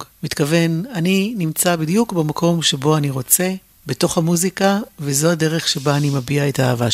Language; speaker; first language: Hebrew; native; Hebrew